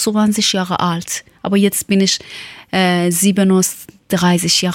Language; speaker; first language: German; non-native, learner; Persian